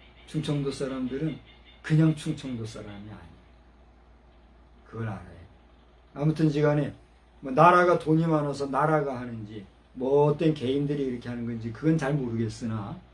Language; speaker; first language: Korean; native; Korean